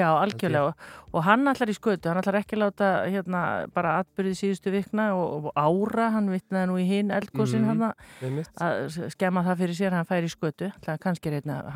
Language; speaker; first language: Icelandic; native; Icelandic